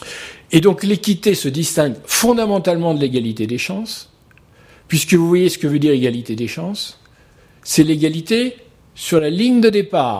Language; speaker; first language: French; native; French